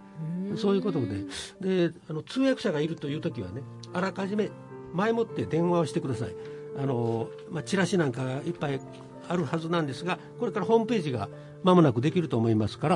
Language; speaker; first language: Japanese; native; Japanese